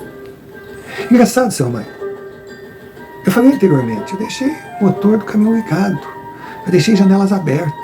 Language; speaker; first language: Portuguese; native; Portuguese